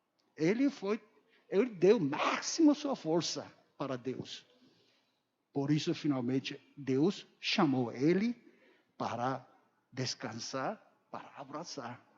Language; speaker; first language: Portuguese; non-native, learner; Korean